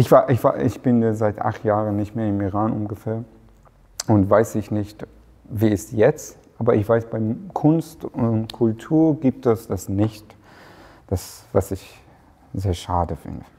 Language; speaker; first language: German; non-native, fluent; Persian